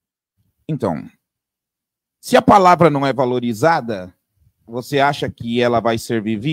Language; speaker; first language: Portuguese; native; Portuguese